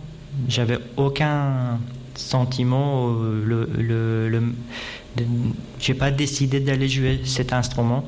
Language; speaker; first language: French; non-native, fluent; Persian